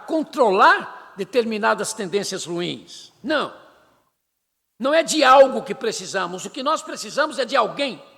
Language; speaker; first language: Portuguese; native; Portuguese